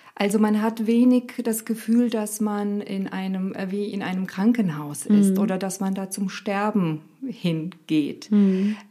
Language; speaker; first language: German; early bilingual, other home language; Romanian